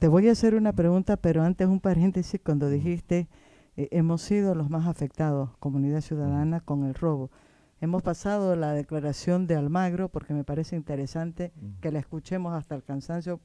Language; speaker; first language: Spanish; native; Spanish